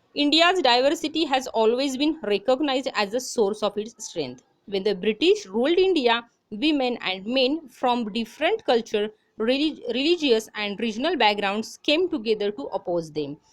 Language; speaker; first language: English; non-native, local second language; Marathi